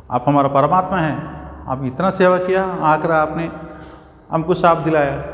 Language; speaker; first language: Hindi; non-native, local second language; Telugu